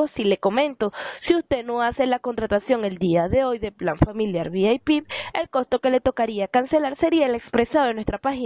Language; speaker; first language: Spanish; native; Spanish